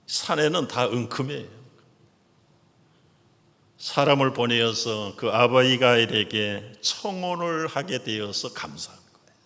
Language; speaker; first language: Korean; native; Korean